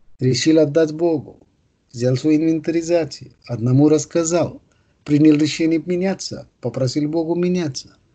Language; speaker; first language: Russian; non-native, fluent; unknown